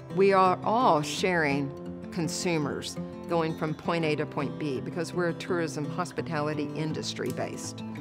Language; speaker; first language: English; native; English